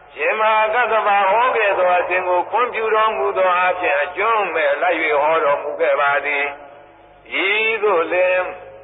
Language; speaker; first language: Burmese; native; Burmese